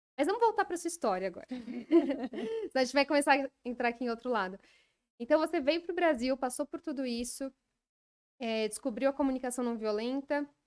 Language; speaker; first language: Portuguese; native; Portuguese